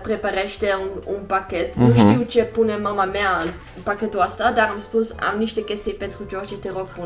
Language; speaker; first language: Romanian; non-native, learner; Dutch